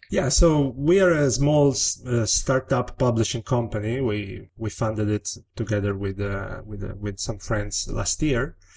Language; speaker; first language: English; non-native, fluent; Italian